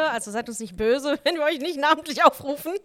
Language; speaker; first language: German; native; German